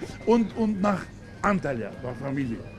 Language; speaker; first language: German; non-native, learner; Turkish